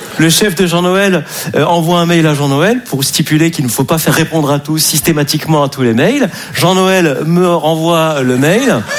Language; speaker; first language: French; native; French